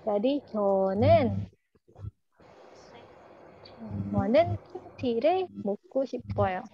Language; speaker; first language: Korean; non-native, fluent; Indonesian